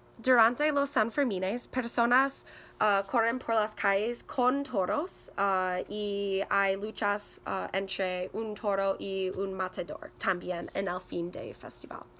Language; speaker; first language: Spanish; non-native, learner; English